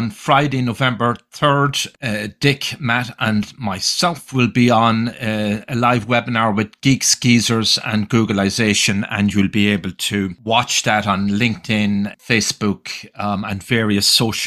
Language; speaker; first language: English; native; English